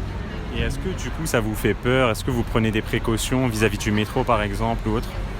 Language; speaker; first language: French; native; French